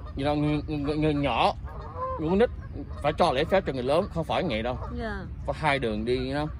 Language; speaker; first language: Vietnamese; native; Vietnamese